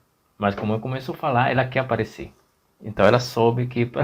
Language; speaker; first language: Portuguese; non-native, fluent; Spanish